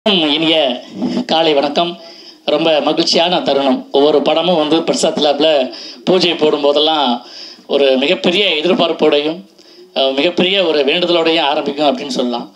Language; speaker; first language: Tamil; native; Tamil